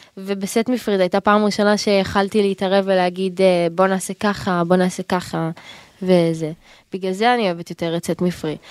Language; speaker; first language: Hebrew; native; Hebrew